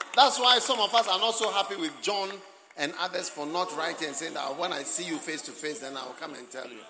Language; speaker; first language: English; non-native, local second language; Akan